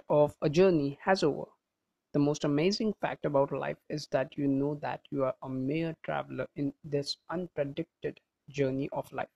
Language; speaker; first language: English; non-native, local second language; Hindi